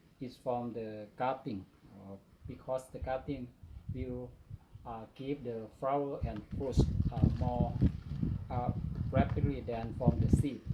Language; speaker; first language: English; non-native, learner; Thai